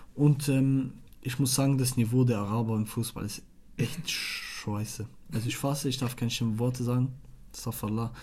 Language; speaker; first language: German; non-native, fluent; Arabic